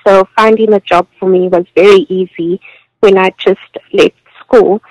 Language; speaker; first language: English; native; English